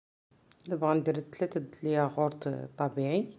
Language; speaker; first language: Arabic; native; Arabic